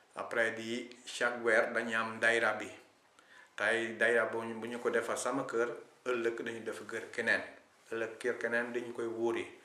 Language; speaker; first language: Wolof; non-native, fluent; Italian